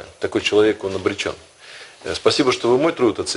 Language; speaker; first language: Russian; native; Russian